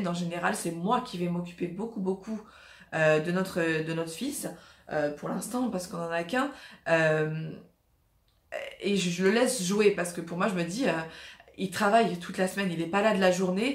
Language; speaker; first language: French; native; French